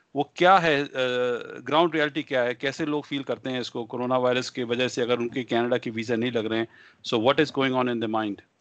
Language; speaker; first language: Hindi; early bilingual, heritage; Punjabi